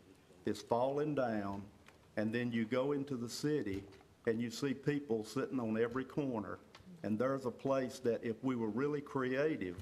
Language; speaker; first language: English; native; English